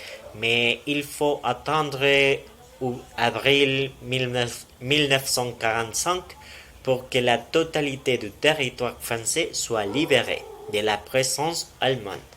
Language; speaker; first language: French; non-native, learner; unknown